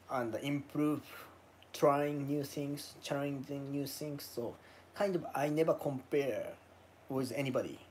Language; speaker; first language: English; non-native, learner; Japanese